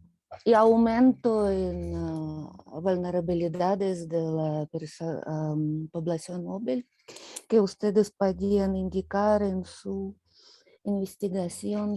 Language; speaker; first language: Spanish; non-native, learner; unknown